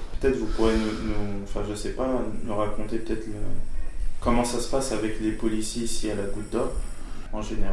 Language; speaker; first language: French; native; French